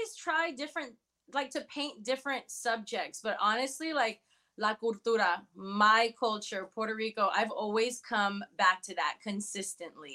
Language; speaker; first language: English; early bilingual, other home language; Spanish